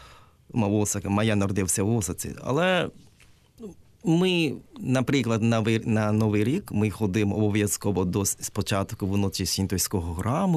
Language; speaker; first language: Ukrainian; non-native, learner; Japanese